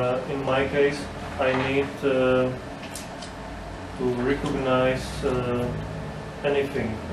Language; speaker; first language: English; non-native, learner; Czech